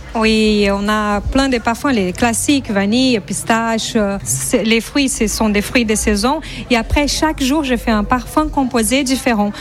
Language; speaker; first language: French; non-native, fluent; Portuguese